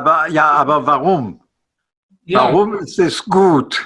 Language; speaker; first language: German; non-native, fluent; French